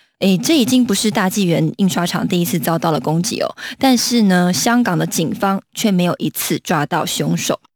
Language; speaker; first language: Chinese; native; Chinese